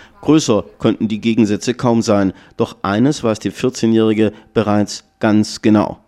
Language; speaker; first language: German; native; German